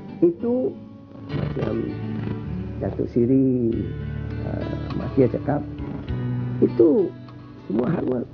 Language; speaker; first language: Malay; non-native, local second language; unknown